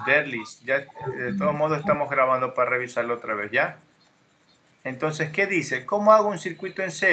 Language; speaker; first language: Spanish; native; Spanish